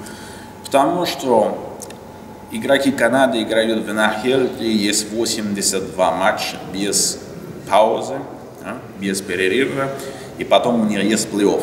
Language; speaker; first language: Russian; non-native, learner; French